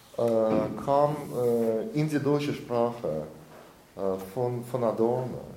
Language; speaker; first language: German; non-native, fluent; Russian